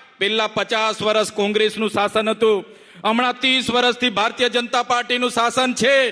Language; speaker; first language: Gujarati; non-native, local second language; Vasavi